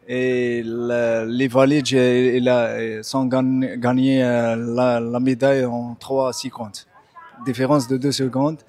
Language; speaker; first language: French; non-native, local second language; Arabic